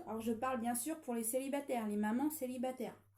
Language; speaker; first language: French; native; French